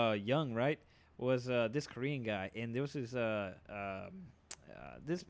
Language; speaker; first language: English; early bilingual, other home language; Spanish